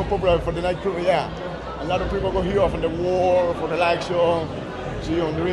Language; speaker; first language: English; non-native, learner; Spanish